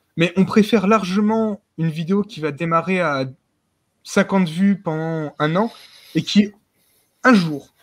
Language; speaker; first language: French; native; French